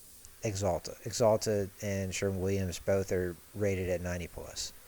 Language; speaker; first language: English; native; English